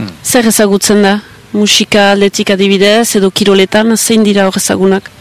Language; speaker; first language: Basque; native; Basque